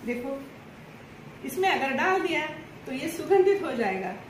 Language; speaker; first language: Hindi; non-native, local second language; Marathi